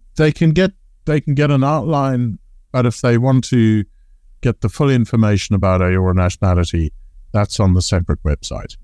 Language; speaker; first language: English; native; English